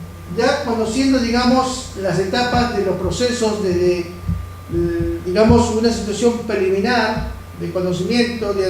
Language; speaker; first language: Spanish; native; Spanish